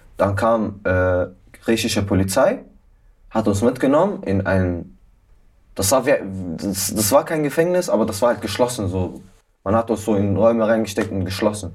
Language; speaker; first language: German; early bilingual, other home language; Arabic